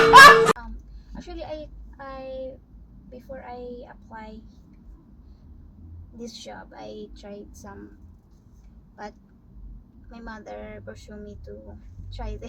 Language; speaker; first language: English; non-native, local second language; Waray